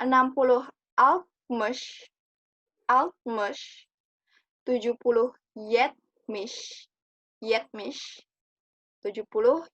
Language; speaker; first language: Turkish; non-native, fluent; Indonesian